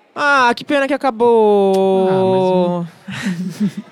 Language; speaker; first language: Portuguese; native; Portuguese